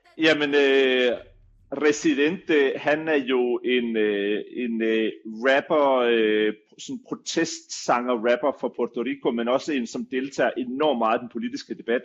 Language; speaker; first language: Danish; native; Danish